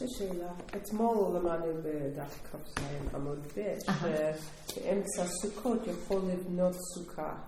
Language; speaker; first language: Hebrew; non-native, learner; English